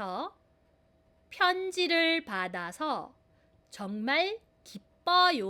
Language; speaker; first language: Korean; non-native, fluent; Filipino